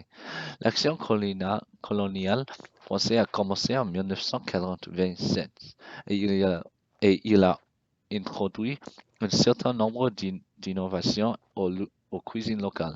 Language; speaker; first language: French; non-native, learner; English